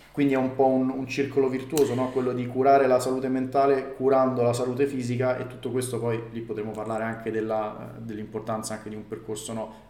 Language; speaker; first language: Italian; native; Italian